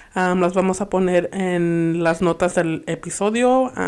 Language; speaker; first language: Spanish; early bilingual, heritage; Spanish